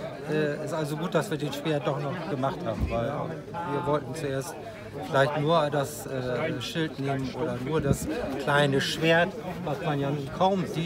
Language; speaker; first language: German; native; German